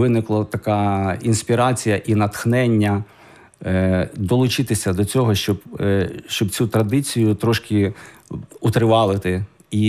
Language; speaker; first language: Ukrainian; native; Ukrainian